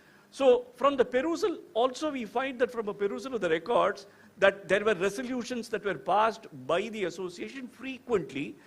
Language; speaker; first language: English; non-native, local second language; Tamil